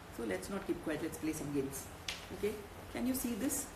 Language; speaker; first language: English; non-native, local second language; Tamil